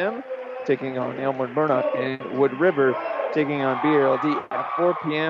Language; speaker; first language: English; native; English